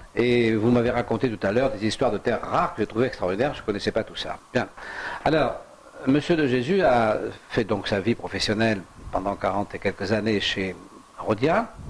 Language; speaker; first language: French; native; French